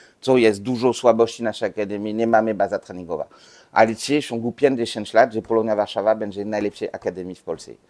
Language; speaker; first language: Polish; non-native, learner; French